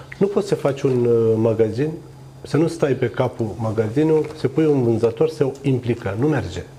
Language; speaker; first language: Romanian; non-native, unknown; Turkish